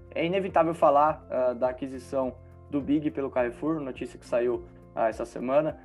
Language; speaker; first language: Portuguese; native; Portuguese